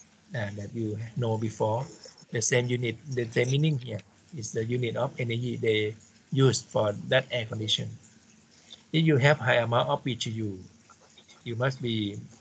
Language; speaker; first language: English; non-native, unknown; Thai